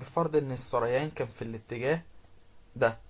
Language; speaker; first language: Arabic; native; Arabic